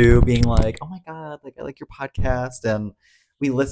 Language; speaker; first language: English; native; English